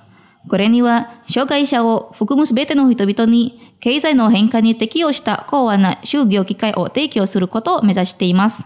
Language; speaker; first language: Japanese; non-native, fluent; Indonesian